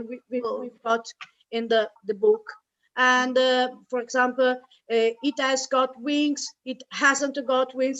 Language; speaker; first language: English; non-native, fluent; Italian